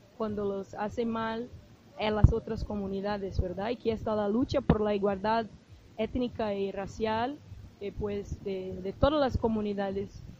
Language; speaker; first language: Spanish; non-native, fluent; Portuguese